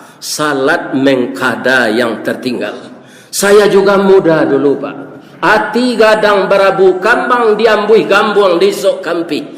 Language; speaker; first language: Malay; non-native, local second language; Minangkabau